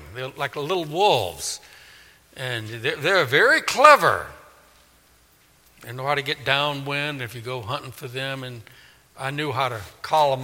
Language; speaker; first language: English; native; English